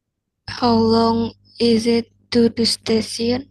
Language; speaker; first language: English; non-native, learner; Indonesian